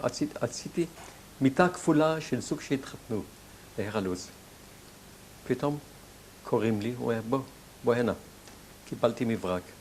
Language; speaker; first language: Hebrew; non-native, fluent; German